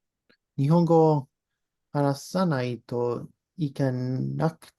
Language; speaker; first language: Japanese; non-native, learner; English